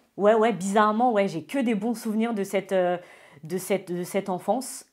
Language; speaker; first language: French; native; French